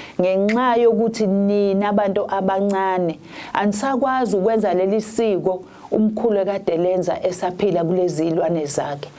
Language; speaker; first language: Zulu; native; Zulu